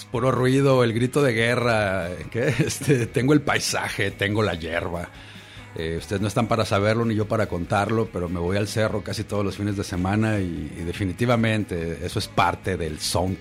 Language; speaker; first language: Spanish; native; Spanish